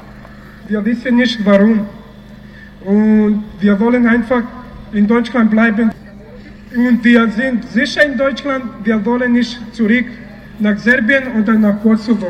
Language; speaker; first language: German; non-native, learner; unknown